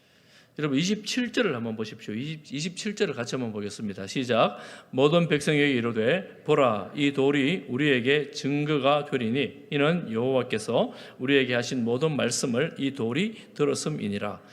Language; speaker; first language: Korean; native; Korean